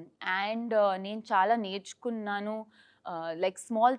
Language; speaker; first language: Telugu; non-native, learner; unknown